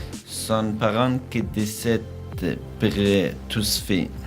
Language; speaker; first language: French; non-native, learner; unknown